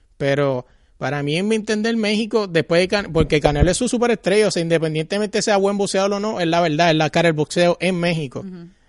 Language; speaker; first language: Spanish; native; Spanish